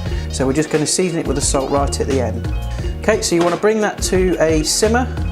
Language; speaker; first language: English; native; English